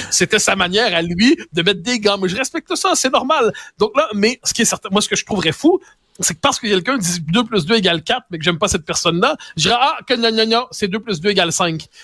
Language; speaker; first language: French; native; French